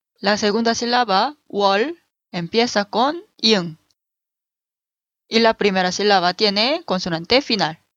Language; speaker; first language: Spanish; non-native, fluent; Korean